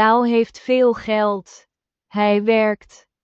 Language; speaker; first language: Dutch; non-native, fluent; Turkish